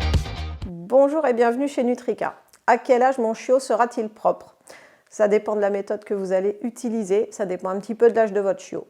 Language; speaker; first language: French; native; French